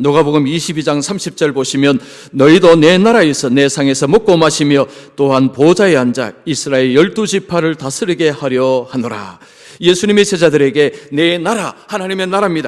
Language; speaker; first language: Korean; native; Korean